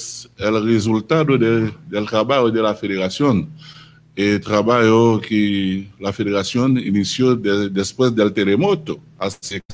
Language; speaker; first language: Spanish; non-native, learner; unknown